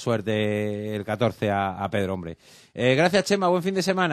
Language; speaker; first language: Spanish; native; Spanish